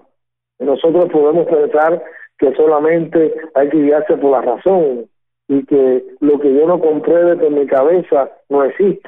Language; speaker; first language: Spanish; native; Spanish